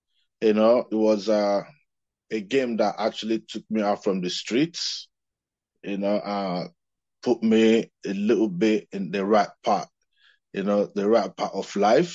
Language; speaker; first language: English; non-native, local second language; Igbo